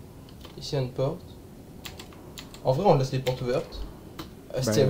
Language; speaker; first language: French; native; French